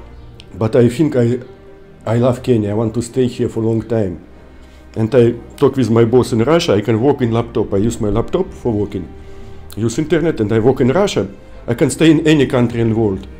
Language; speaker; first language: English; non-native, learner; Russian